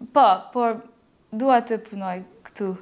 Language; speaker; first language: Albanian; non-native, learner; English